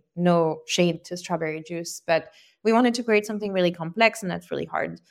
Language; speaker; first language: English; non-native, fluent; French